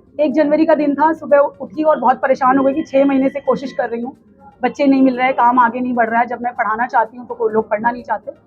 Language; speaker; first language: Hindi; native; Hindi